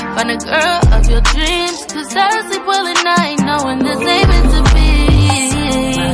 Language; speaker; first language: English; native; English